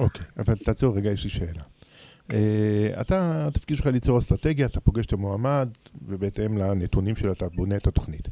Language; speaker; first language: Hebrew; native; Hebrew